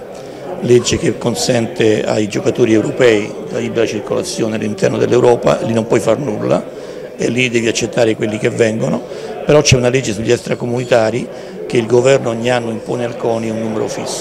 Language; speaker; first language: Italian; native; Italian